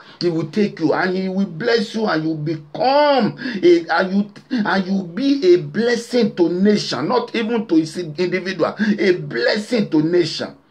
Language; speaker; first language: English; non-native, local second language; Yoruba